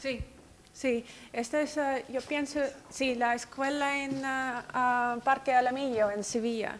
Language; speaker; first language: Spanish; non-native, fluent; Russian